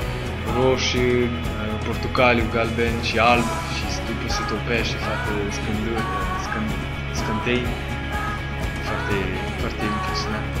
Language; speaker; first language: Romanian; non-native, learner; French